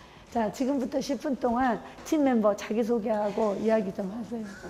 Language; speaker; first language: Korean; native; Korean